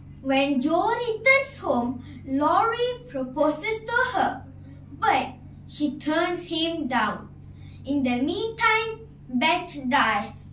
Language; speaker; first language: English; non-native, learner; Malay